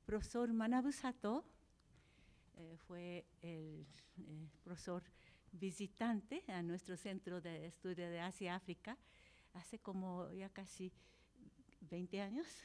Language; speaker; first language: Spanish; non-native, fluent; Japanese